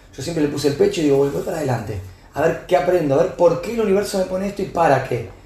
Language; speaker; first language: Spanish; native; Spanish